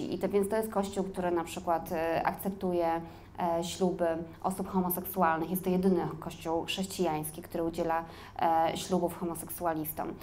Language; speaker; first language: Polish; native; Polish